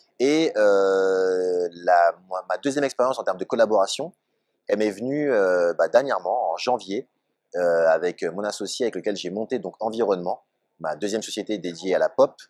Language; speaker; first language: French; native; French